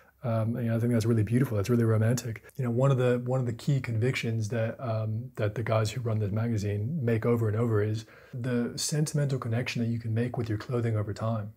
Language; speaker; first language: English; native; English